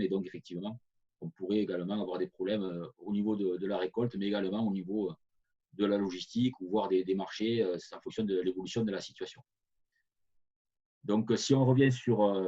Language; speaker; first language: French; native; French